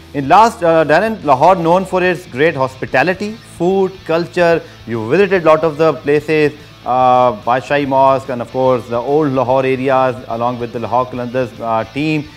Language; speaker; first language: English; non-native, local second language; Urdu